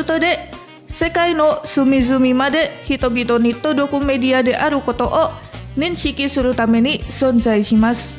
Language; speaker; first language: Japanese; non-native, fluent; Indonesian